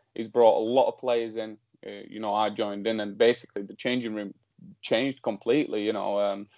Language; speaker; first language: English; early bilingual, other home language; Slovak